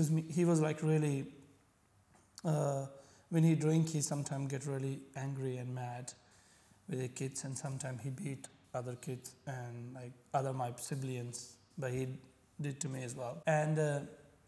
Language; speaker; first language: English; non-native, local second language; Punjabi